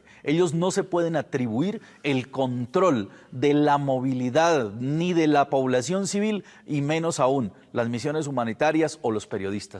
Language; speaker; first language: Spanish; native; Spanish